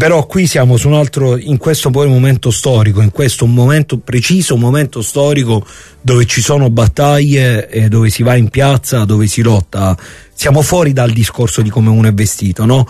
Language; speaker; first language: Italian; native; Italian